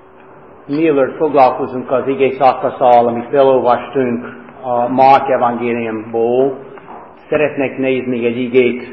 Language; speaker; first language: Hungarian; non-native, fluent; English